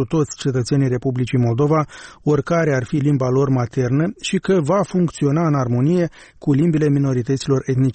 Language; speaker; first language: Romanian; native; Romanian